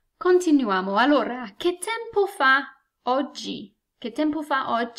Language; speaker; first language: Italian; non-native, fluent; English